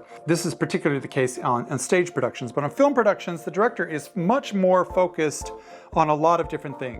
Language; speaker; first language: English; native; English